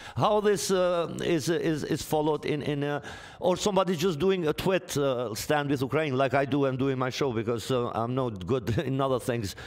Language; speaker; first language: English; non-native, fluent; Albanian